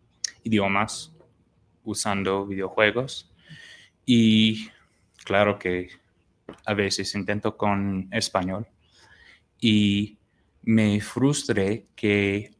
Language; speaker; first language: Spanish; non-native, fluent; English